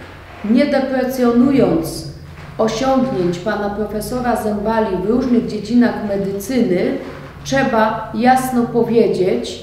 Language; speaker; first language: Polish; native; Polish